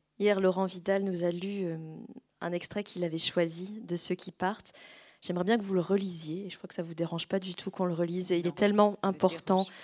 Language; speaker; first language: French; native; French